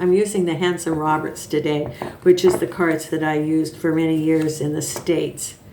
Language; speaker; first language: English; native; English